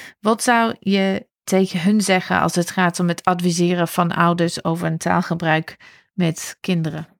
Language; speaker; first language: Dutch; non-native, fluent; English